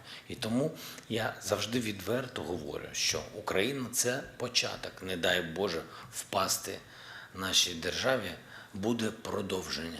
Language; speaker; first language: Ukrainian; non-native, local second language; Russian